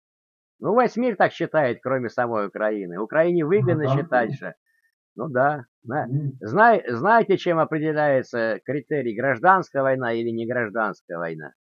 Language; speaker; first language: Russian; native; Russian